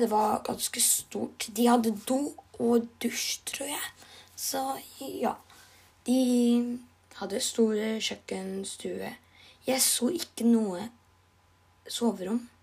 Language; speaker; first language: Norwegian; non-native, learner; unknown